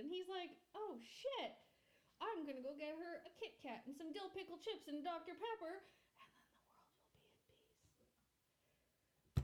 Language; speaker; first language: English; native; English